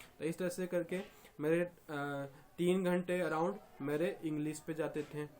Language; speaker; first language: Hindi; native; Hindi